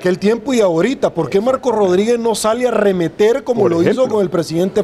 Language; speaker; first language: Spanish; native; Spanish